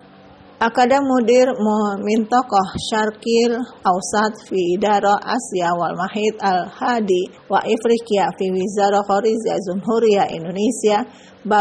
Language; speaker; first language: Arabic; non-native, learner; Indonesian